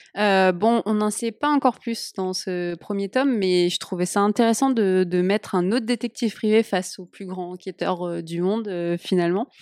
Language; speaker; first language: French; native; French